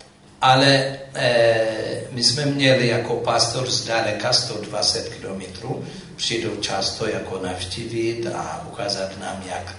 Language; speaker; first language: Czech; non-native, fluent; Amharic